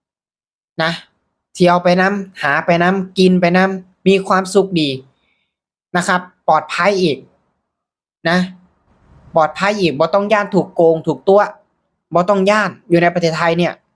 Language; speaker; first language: Thai; non-native, local second language; Northeastern Thai